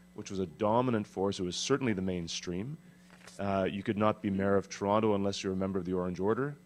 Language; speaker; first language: English; native; English